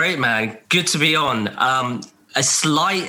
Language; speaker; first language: English; non-native, local second language; Cantonese